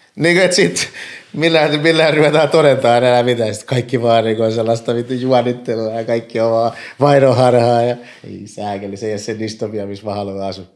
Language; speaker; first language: Finnish; early bilingual, other home language; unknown